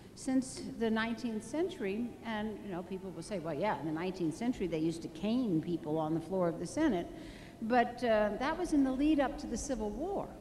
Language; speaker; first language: English; native; English